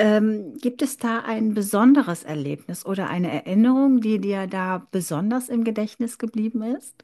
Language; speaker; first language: German; native; German